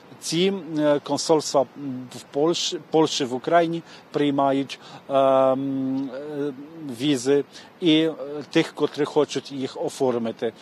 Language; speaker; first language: Ukrainian; non-native, fluent; Polish